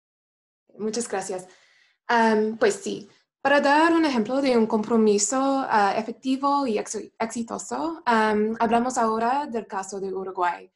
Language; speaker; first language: Spanish; non-native, fluent; English